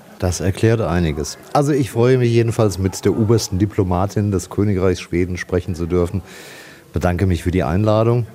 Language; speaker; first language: German; native; German